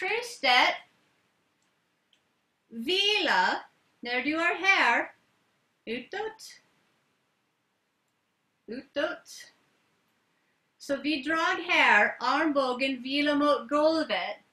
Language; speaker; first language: Swedish; non-native, learner; English